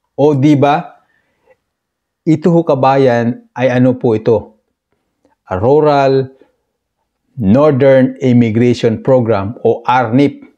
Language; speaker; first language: Filipino; native; Filipino